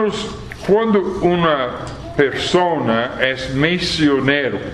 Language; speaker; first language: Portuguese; non-native, fluent; English